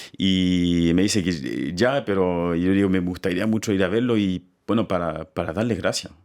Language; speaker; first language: Spanish; native; Spanish